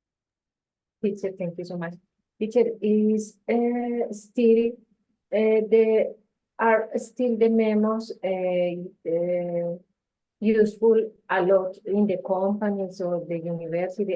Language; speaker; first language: English; non-native, learner; Spanish